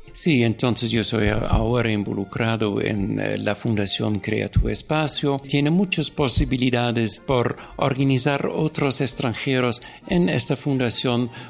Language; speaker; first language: Spanish; non-native, learner; Dutch